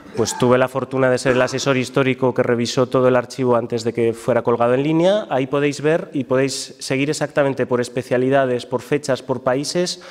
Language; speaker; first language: Spanish; native; Spanish